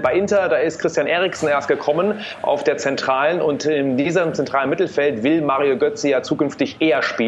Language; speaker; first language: German; native; German